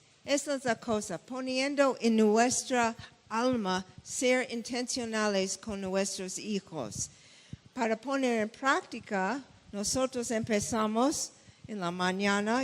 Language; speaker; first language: Spanish; non-native, fluent; English